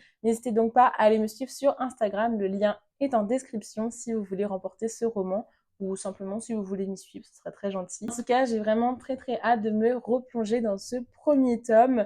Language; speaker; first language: French; native; French